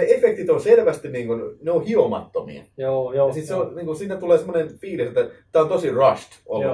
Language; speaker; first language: Finnish; native; Finnish